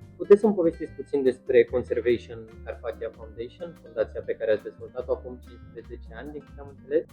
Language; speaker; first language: Romanian; native; Romanian